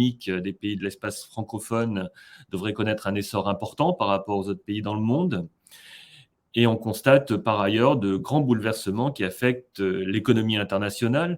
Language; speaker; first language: French; native; French